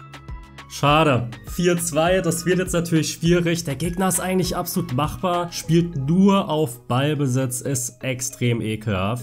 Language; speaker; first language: German; native; German